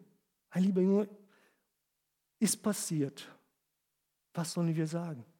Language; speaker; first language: German; non-native, fluent; Portuguese